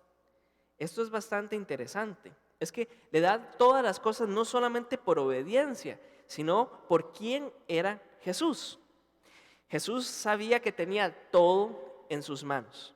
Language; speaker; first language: Spanish; native; Spanish